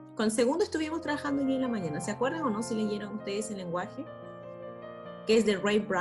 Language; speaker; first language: Spanish; native; Spanish